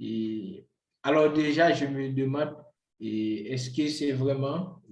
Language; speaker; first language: French; non-native, local second language; Haitian Creole